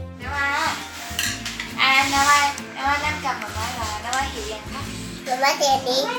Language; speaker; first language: Thai; native; Thai